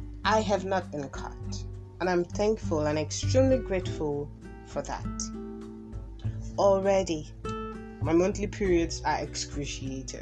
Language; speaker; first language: English; non-native, local second language; Yoruba